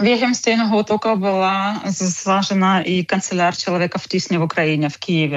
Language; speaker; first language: Czech; non-native, fluent; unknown